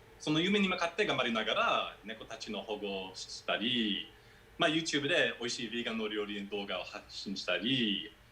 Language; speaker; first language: Japanese; non-native, fluent; English